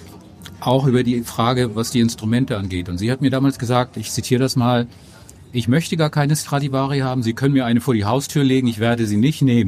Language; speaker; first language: German; native; German